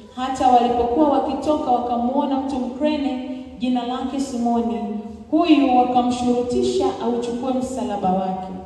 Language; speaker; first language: Swahili; native; Swahili